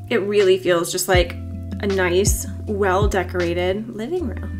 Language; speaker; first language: English; native; English